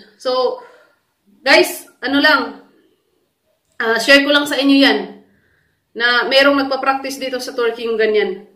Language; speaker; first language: Filipino; native; Filipino